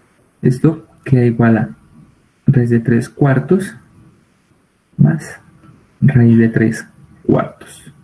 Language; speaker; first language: Spanish; native; Spanish